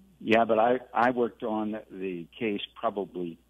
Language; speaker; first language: English; native; English